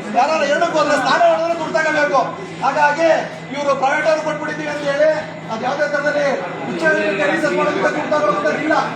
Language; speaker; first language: Kannada; native; Kannada